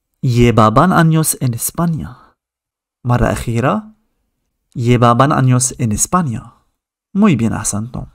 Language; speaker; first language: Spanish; non-native, fluent; Arabic